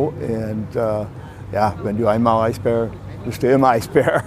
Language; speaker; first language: German; non-native, fluent; English